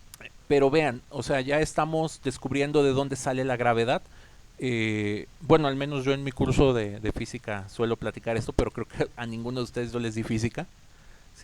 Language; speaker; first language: Spanish; native; Spanish